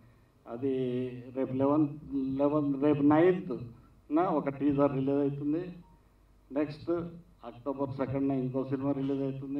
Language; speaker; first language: Telugu; native; Telugu